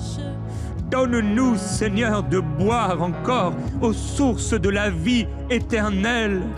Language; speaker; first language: French; native; French